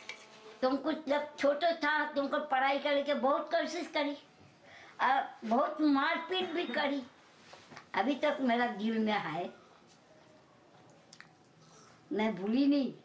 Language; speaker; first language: Hindi; non-native, local second language; Bangla